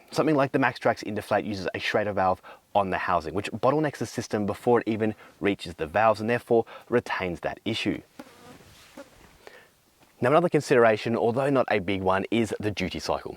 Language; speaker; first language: English; native; English